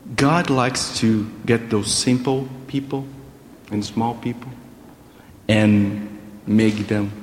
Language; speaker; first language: English; non-native, fluent; Portuguese